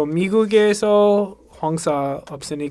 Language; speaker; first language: Korean; non-native, learner; English